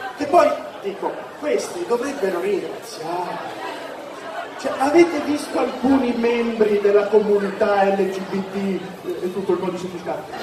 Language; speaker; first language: Italian; native; Italian